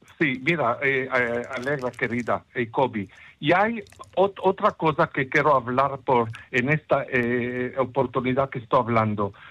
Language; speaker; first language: Spanish; non-native, fluent; Hebrew